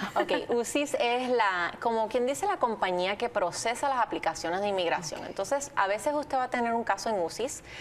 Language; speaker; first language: Spanish; native; Spanish